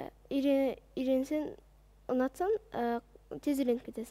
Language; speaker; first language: Kazakh; non-native, local second language; Russian